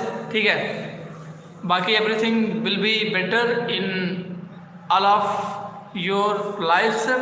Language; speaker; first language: English; non-native, learner; Hindi